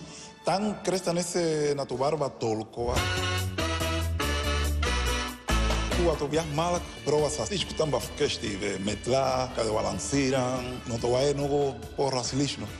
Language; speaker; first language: Bulgarian; non-native, learner; Spanish